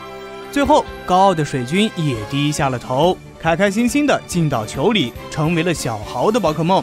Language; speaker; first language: Chinese; native; Chinese